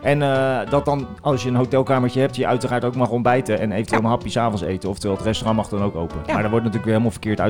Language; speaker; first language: Dutch; native; Dutch